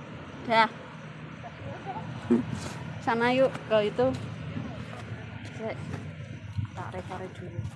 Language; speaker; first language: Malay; non-native, local second language; Sundanese